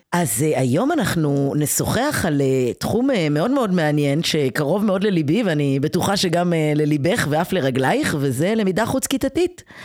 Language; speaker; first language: Hebrew; native; Hebrew